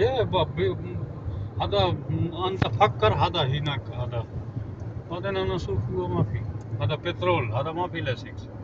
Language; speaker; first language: Arabic; non-native, learner; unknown